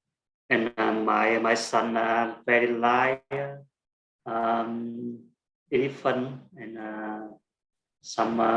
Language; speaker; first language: English; non-native, learner; Vietnamese